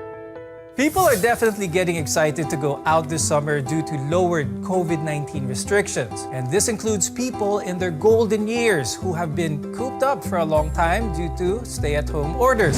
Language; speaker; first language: English; non-native, local second language; Filipino